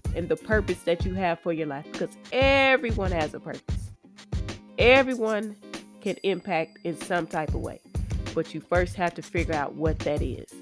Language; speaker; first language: English; native; English